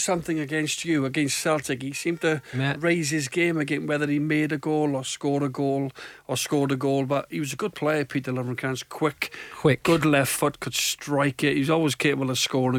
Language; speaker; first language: English; native; English